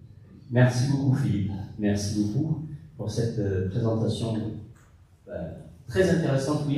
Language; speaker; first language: French; non-native, fluent; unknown